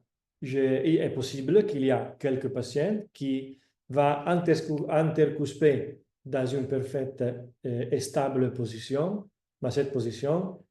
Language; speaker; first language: French; non-native, fluent; Italian